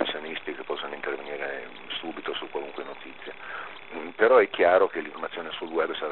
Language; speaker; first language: Italian; native; Italian